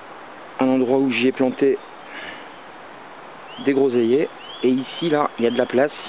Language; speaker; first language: French; native; French